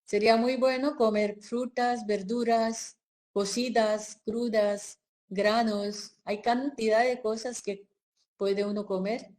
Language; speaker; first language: Spanish; non-native, fluent; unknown